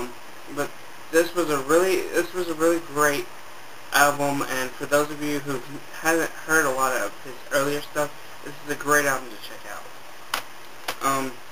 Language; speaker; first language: English; native; English